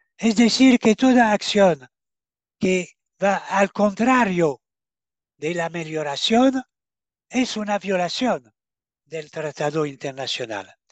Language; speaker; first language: Spanish; non-native, fluent; French